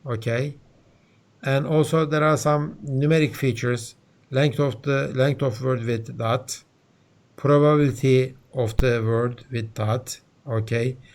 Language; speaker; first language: English; non-native, fluent; Turkish